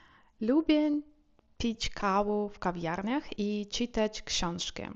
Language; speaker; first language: Polish; non-native, learner; Ukrainian